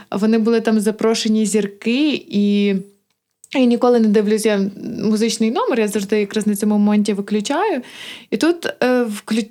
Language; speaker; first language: Ukrainian; native; Ukrainian